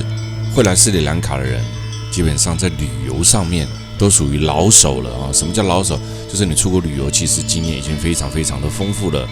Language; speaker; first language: Chinese; native; Chinese